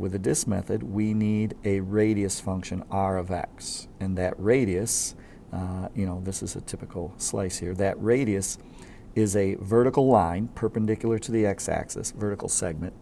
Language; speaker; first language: English; native; English